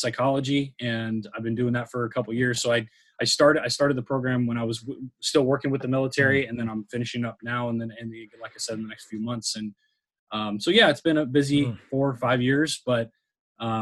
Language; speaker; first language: English; native; English